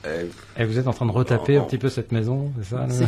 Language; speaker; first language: French; native; French